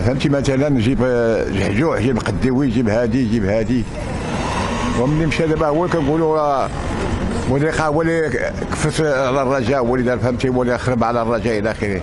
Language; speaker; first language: Arabic; native; Arabic